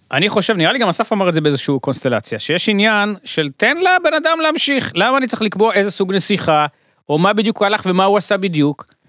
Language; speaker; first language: Hebrew; native; Hebrew